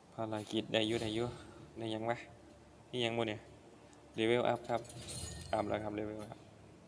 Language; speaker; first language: Thai; non-native, local second language; Northeastern Thai